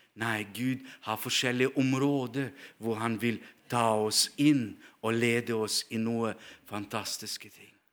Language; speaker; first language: Norwegian; non-native, fluent; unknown